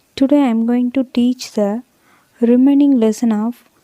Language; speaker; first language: English; non-native, local second language; Tamil